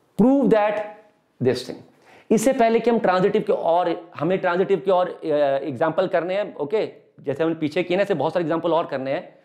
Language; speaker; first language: Hindi; native; Hindi